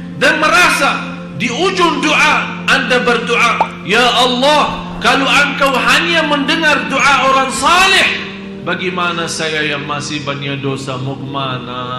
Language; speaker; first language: Indonesian; non-native, fluent; Arabic